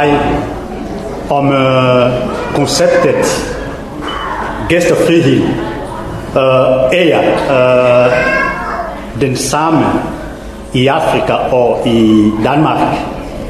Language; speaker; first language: Danish; non-native, fluent; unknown